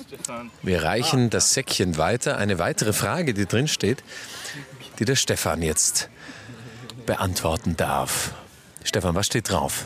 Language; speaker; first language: German; native; German